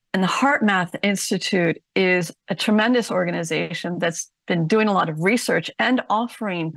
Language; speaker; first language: English; native; English